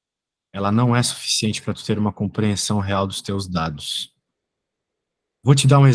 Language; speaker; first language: Portuguese; native; Portuguese